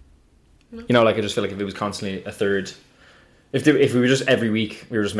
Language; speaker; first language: English; native; English